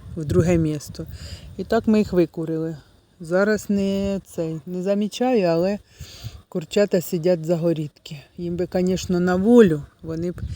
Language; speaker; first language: Ukrainian; native; Ukrainian